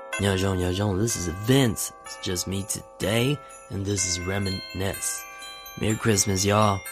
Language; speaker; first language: English; native; English